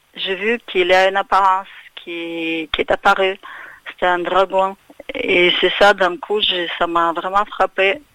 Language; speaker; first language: French; non-native, fluent; Russian